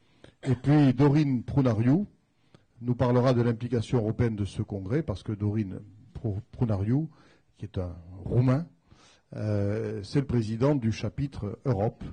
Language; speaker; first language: French; native; French